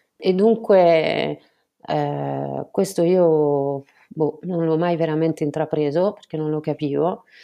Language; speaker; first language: Italian; non-native, fluent; French